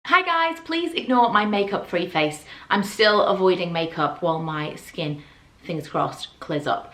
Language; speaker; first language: English; native; English